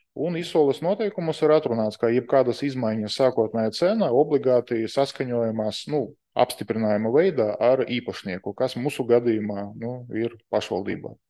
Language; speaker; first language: Latvian; non-native, local second language; Russian